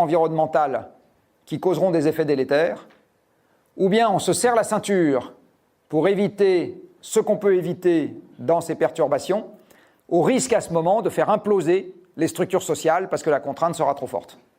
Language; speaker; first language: French; native; French